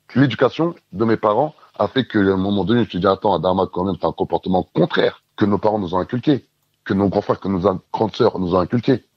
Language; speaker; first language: French; native; French